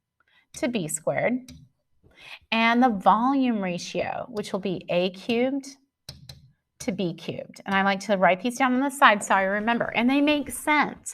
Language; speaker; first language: English; native; English